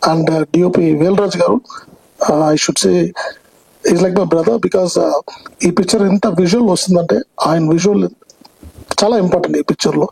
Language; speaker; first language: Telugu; non-native, learner; Tamil